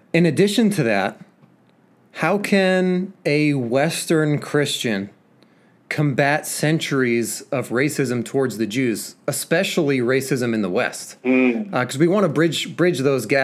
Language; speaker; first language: English; native; English